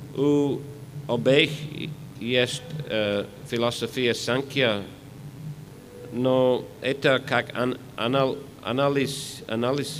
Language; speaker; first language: Russian; non-native, fluent; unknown